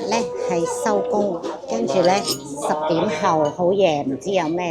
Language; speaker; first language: Cantonese; native; Cantonese